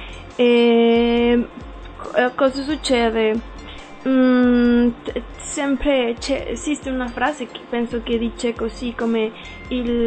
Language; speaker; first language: Italian; non-native, learner; Spanish